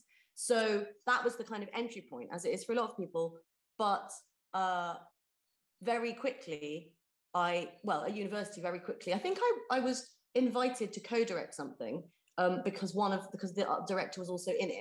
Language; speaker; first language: English; native; English